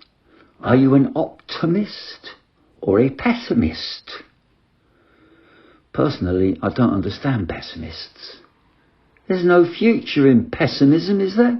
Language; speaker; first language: English; native; English